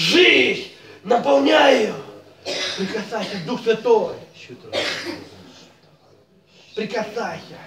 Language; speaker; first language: Russian; native; Russian